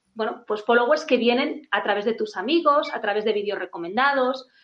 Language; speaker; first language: Spanish; non-native, fluent; Chinese